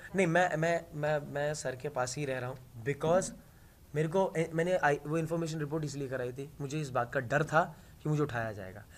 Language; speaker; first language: Hindi; native; Hindi